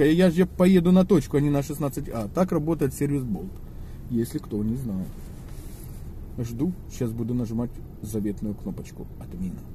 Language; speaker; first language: Russian; native; Russian